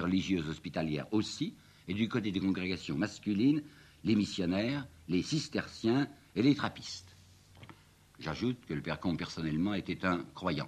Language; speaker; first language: French; native; French